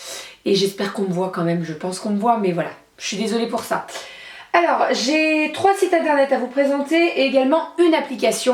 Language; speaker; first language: French; native; French